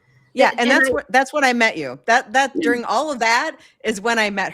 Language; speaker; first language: English; native; English